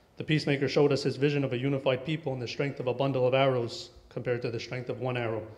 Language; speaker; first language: English; native; English